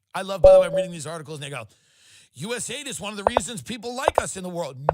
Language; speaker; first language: English; native; English